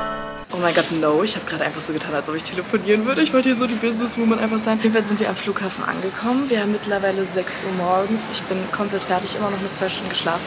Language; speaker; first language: German; native; German